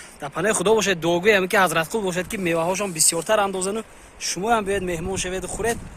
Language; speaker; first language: Tajik; native; Tajik